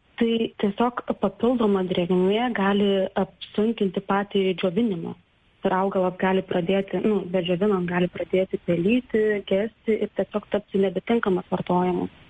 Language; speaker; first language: Lithuanian; native; Lithuanian